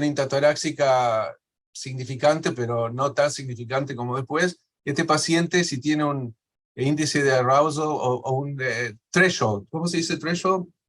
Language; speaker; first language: Spanish; native; Spanish